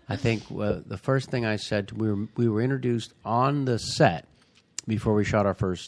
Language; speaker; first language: English; native; English